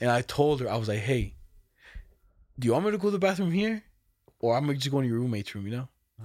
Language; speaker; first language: English; native; English